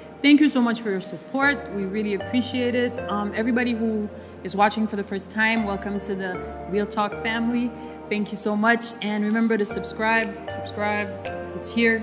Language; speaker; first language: English; non-native, fluent; Haitian Creole